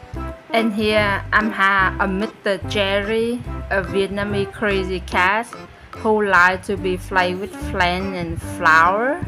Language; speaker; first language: English; non-native, learner; Vietnamese